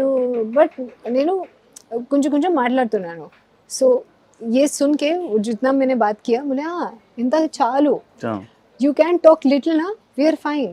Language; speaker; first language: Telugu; non-native, learner; Hindi